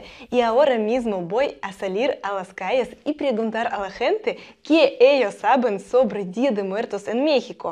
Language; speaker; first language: Spanish; non-native, fluent; Russian